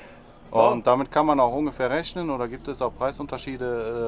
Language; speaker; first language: German; native; German